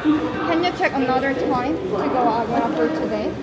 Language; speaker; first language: English; non-native, learner; Korean